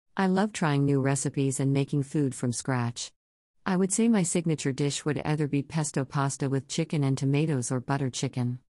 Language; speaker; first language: English; native; English